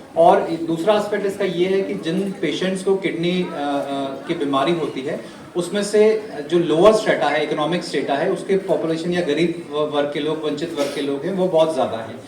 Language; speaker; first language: Hindi; native; Hindi